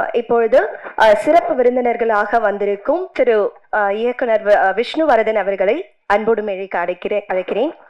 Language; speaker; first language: Tamil; native; Tamil